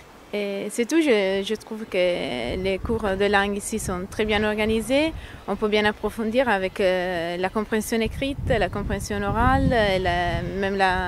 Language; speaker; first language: French; non-native, fluent; Italian